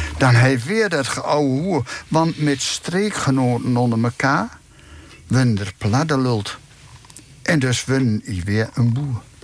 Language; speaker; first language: Dutch; native; Dutch